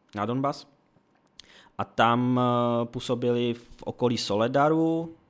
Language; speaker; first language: Czech; early bilingual, other home language; Ukrainian